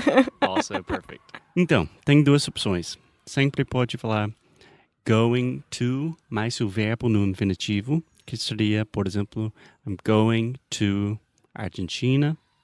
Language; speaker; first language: Portuguese; non-native, fluent; English